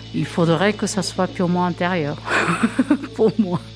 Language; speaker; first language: French; non-native, fluent; Japanese